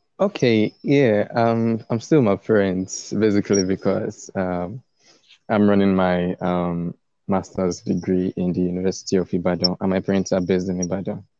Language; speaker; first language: English; non-native, local second language; Yoruba